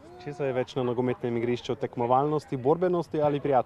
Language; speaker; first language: Slovenian; native; Slovenian